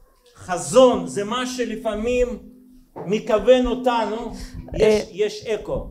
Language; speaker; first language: Hebrew; non-native, fluent; Russian